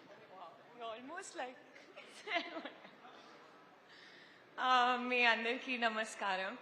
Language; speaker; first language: Telugu; non-native, learner; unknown